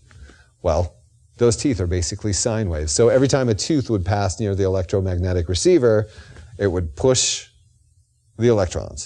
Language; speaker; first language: English; native; English